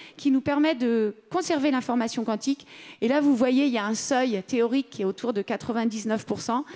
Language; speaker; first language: French; native; French